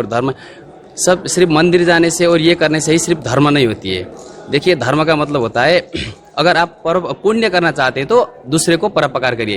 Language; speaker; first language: Hindi; native; Hindi